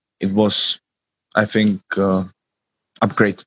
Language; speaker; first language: English; non-native, learner; Czech